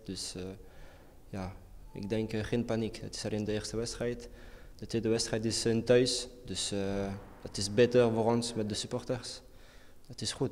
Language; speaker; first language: Dutch; non-native, learner; French